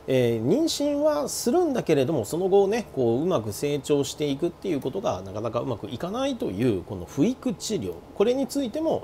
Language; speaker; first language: Japanese; native; Japanese